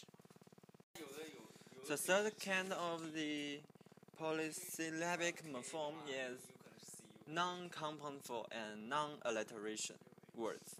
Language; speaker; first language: English; non-native, learner; Chinese